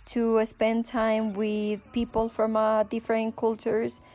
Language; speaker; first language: English; non-native, fluent; Spanish